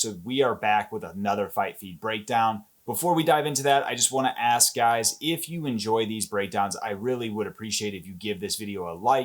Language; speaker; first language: English; native; English